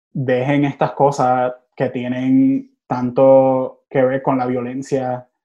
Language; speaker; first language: Spanish; early bilingual, other home language; English